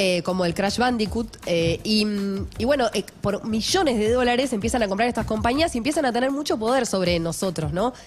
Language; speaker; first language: Spanish; native; Spanish